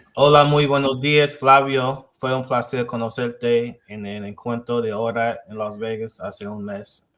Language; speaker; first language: Spanish; non-native, fluent; English